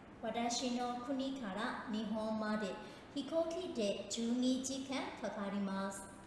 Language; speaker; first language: Japanese; non-native, fluent; Burmese